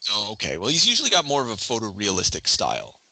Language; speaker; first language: English; native; English